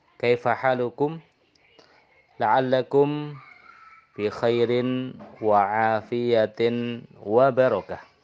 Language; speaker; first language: Arabic; non-native, fluent; Indonesian